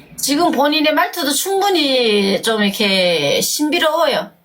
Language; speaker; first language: Korean; native; Korean